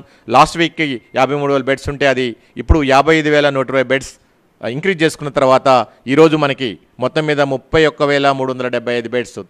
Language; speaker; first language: Telugu; native; Telugu